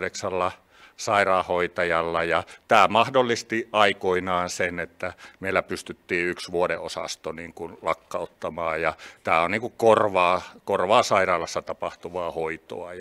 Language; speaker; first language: Finnish; native; Finnish